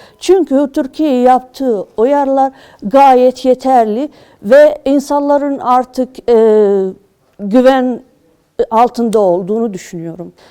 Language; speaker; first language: Turkish; non-native, fluent; Arabic